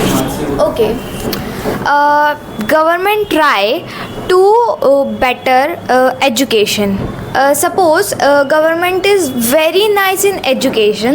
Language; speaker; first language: English; non-native, local second language; Hindi